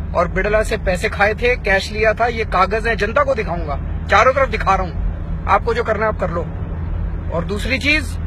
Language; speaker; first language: Hindi; native; Hindi